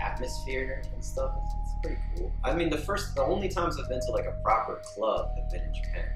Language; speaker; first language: English; native; English